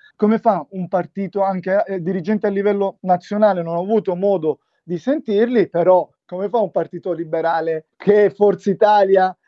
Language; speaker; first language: Italian; native; Italian